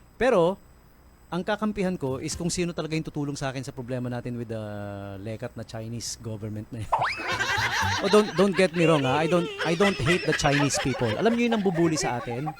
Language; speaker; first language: Filipino; native; Filipino